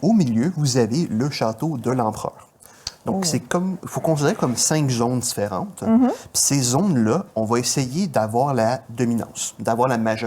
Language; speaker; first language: French; native; French